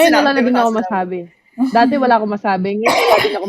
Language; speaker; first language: Filipino; native; Filipino